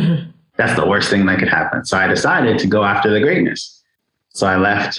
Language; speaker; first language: English; native; English